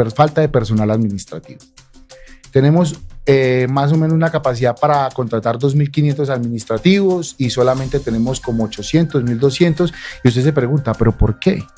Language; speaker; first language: Spanish; native; Spanish